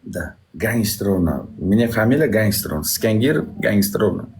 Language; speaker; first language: Russian; non-native, learner; Uzbek